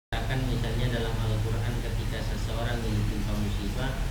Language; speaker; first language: Indonesian; native; Indonesian